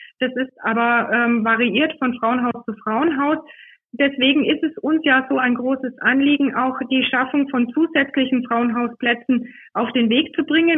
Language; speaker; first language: German; native; German